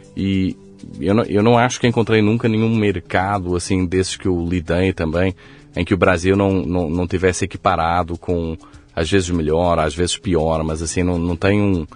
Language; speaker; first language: Portuguese; native; Portuguese